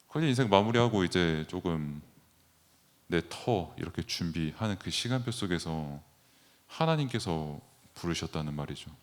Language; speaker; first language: Korean; native; Korean